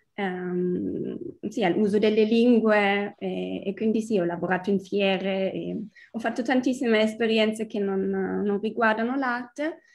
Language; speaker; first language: Italian; non-native, fluent; German